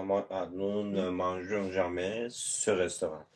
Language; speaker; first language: French; non-native, learner; Azerbaijani